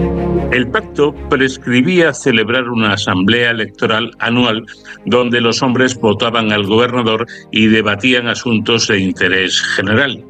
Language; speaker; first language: Spanish; native; Spanish